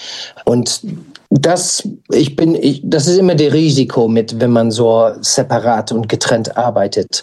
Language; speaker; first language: German; non-native, fluent; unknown